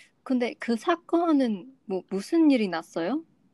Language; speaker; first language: Korean; non-native, learner; English